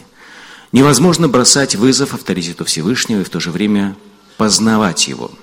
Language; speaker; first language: Russian; native; Russian